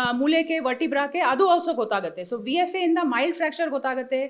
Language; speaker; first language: Kannada; non-native, learner; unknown